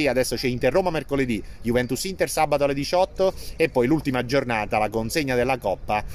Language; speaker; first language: Italian; native; Italian